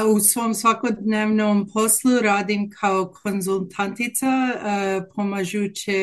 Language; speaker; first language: Croatian; early bilingual, heritage; Croatian